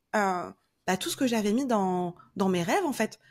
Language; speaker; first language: French; native; French